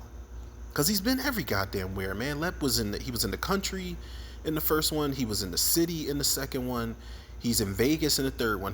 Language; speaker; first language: English; native; English